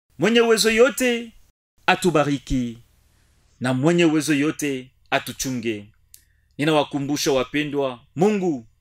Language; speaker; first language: Swahili; native; Swahili